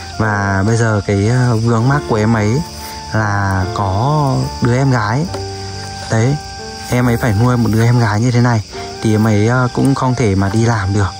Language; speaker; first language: Vietnamese; native; Vietnamese